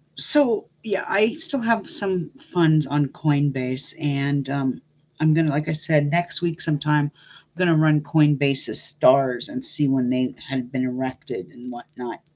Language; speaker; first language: English; native; English